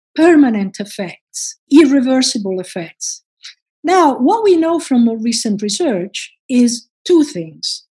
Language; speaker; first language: English; non-native, fluent; Italian